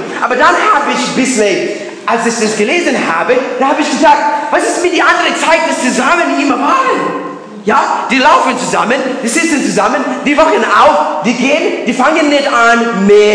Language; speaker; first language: German; non-native, learner; English